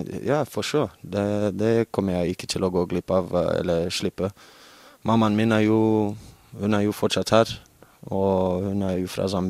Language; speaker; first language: Norwegian; non-native, fluent; English